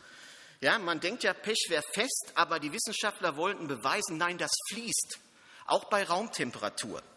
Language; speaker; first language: German; native; German